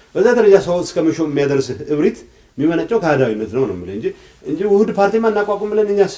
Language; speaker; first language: Amharic; non-native, local second language; Tigrinya